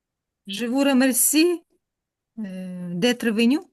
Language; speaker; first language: French; non-native, learner; Ukrainian